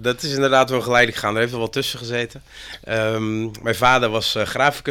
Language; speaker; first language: Dutch; native; Dutch